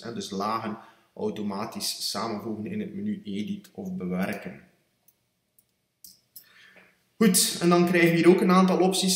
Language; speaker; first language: Dutch; native; Dutch